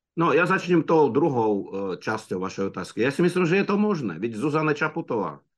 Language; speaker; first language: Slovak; non-native, fluent; Russian